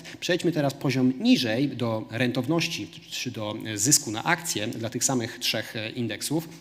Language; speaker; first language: Polish; native; Polish